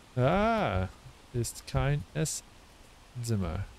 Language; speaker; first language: German; non-native, learner; English